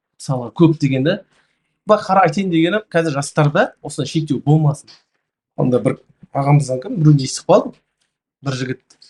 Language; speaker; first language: Kazakh; native; Kazakh